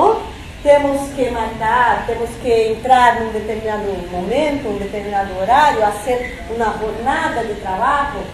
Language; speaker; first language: Spanish; non-native, fluent; Portuguese